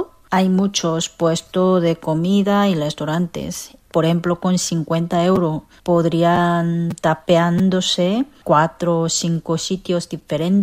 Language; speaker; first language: Spanish; non-native, local second language; Korean